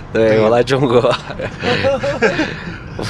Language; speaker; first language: Chinese; non-native, learner; Turkish